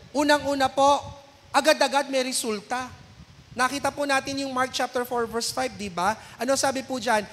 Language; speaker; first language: Filipino; native; Filipino